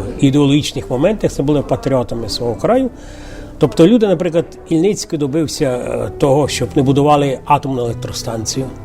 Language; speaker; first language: Ukrainian; native; Ukrainian